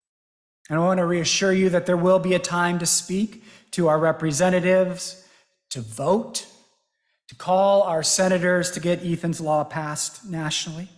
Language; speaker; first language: English; native; English